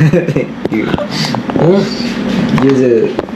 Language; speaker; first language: Japanese; non-native, learner; Filipino